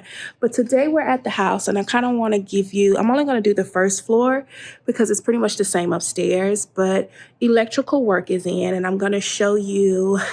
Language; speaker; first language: English; native; English